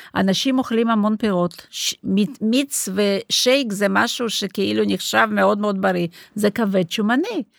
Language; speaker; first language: Hebrew; non-native, fluent; Russian